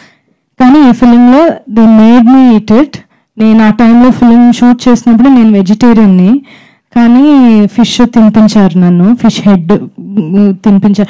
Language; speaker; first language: Telugu; non-native, fluent; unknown